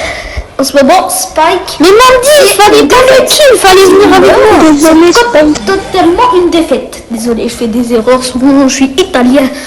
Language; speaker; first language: French; native; French